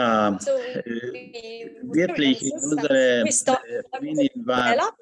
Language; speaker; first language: German; non-native, learner; Hungarian